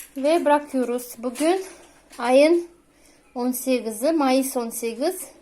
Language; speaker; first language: Turkish; non-native, fluent; Russian